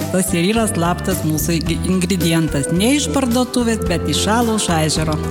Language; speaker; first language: Lithuanian; native; Lithuanian